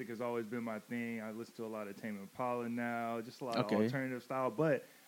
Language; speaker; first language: English; native; English